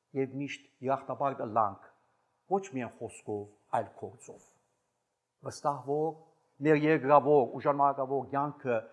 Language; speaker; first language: Armenian; native; Armenian